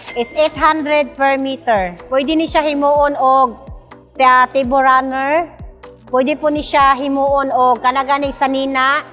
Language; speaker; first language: Cebuano; non-native, local second language; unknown